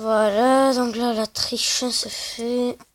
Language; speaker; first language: French; native; French